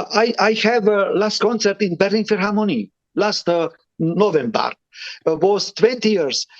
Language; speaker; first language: English; non-native, learner; Romany